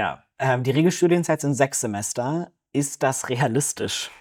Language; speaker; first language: German; native; German